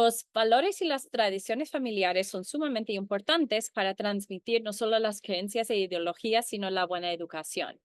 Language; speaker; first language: Spanish; early bilingual, heritage; Spanish